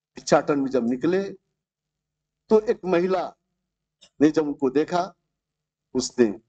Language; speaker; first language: Hindi; non-native, local second language; Bhojpuri